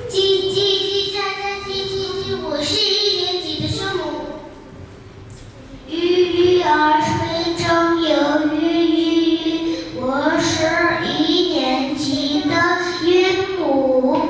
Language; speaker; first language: Chinese; non-native, learner; Mongolian